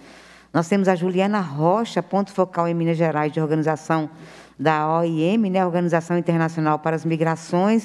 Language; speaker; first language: Portuguese; native; Portuguese